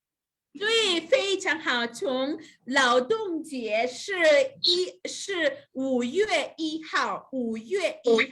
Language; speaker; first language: Chinese; non-native, fluent; English